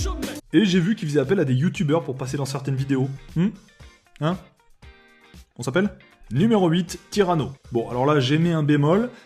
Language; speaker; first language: French; native; French